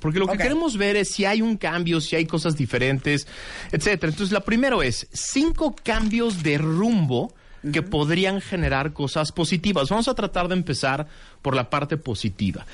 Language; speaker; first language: Spanish; native; Spanish